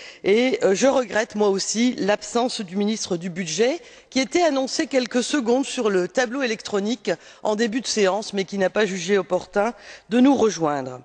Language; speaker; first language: French; native; French